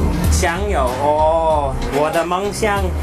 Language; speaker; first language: Chinese; non-native, fluent; English